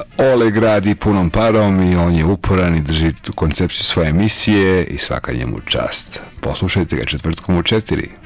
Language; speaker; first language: Serbian; native; Serbian